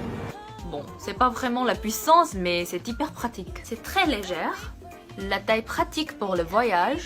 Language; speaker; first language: French; non-native, fluent; Korean